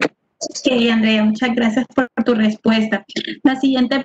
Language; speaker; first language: Spanish; native; Spanish